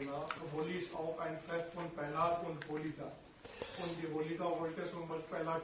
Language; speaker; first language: German; non-native, learner; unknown